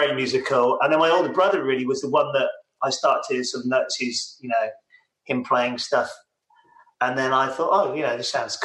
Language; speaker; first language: English; native; English